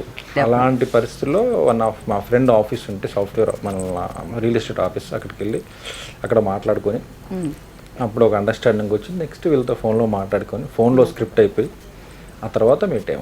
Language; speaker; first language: Telugu; native; Telugu